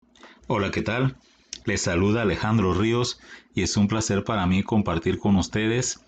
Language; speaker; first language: Spanish; native; Spanish